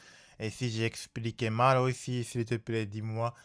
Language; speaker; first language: French; non-native, learner; Japanese